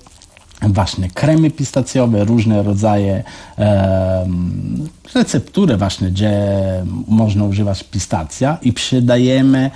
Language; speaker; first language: Polish; non-native, learner; Italian